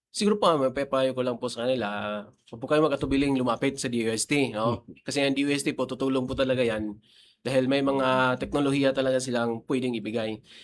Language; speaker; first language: Filipino; non-native, local second language; Cebuano